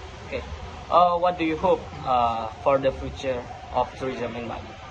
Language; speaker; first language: English; non-native, learner; Indonesian